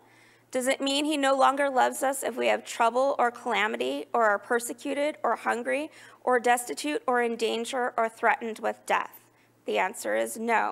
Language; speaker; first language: English; native; English